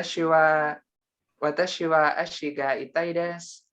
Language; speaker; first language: Japanese; non-native, learner; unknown